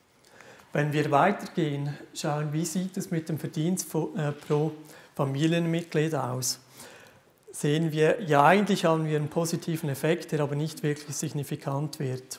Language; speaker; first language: German; native; German